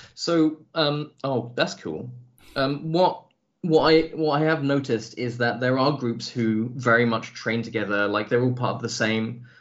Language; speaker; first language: English; native; English